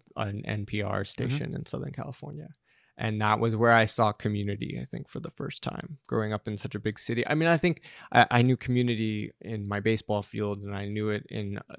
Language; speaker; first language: English; native; English